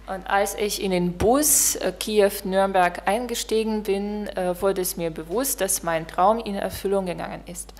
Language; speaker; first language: German; non-native, fluent; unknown